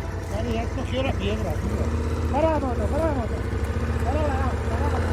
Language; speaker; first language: Spanish; non-native, local second language; Catalan